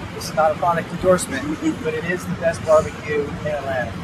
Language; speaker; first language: English; native; English